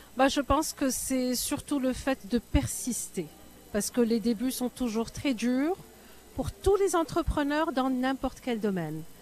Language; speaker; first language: French; non-native, local second language; Arabic